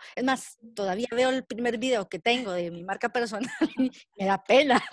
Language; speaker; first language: Spanish; native; Spanish